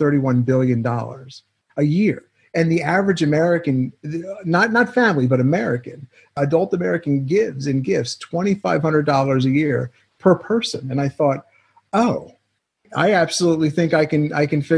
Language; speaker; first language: English; native; English